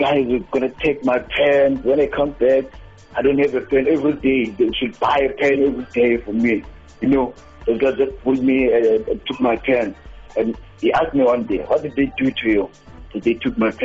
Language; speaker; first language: English; non-native, local second language; Xhosa